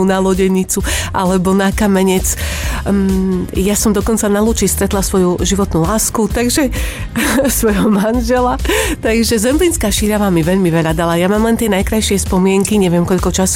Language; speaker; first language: Slovak; native; Slovak